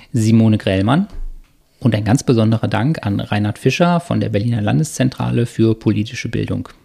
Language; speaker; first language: German; native; German